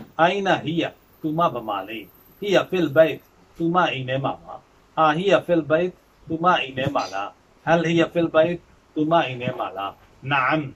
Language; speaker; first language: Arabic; non-native, fluent; Burmese